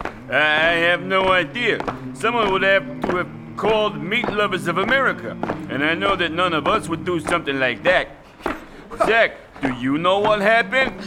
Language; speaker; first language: English; native; English